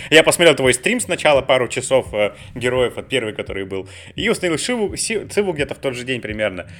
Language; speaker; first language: Russian; native; Russian